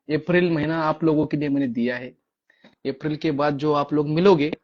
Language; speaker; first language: Hindi; non-native, local second language; Marathi